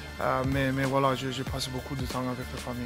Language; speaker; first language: French; non-native, learner; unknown